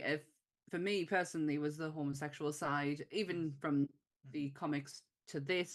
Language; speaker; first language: English; native; English